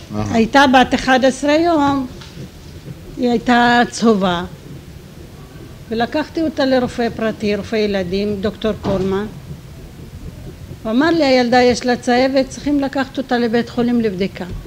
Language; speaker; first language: Hebrew; non-native, fluent; Arabic